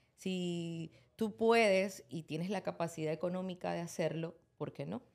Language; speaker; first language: Spanish; native; Spanish